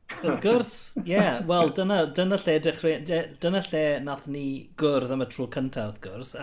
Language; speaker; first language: Welsh; non-native, local second language; English